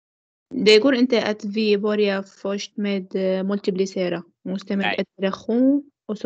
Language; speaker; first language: Swedish; non-native, learner; Arabic